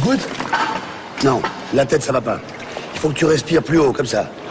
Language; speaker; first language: French; native; French